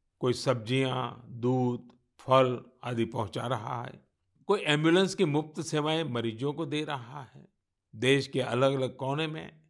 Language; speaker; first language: Hindi; non-native, local second language; Gujarati